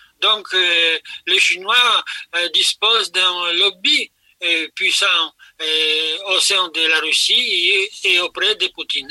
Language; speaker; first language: French; non-native, fluent; Polish